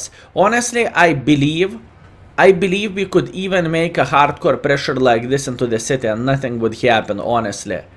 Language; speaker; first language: English; non-native, fluent; Lithuanian